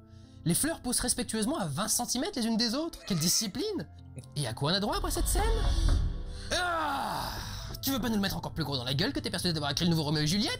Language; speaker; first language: French; native; French